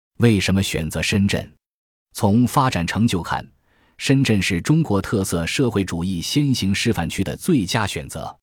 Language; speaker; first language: Chinese; native; Chinese